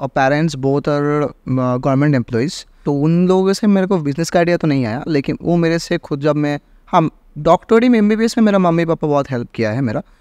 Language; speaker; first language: Hindi; native; Hindi